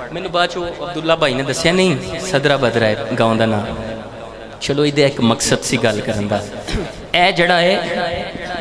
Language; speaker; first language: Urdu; non-native, local second language; Punjabi